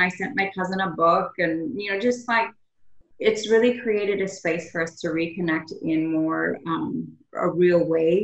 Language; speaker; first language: English; native; English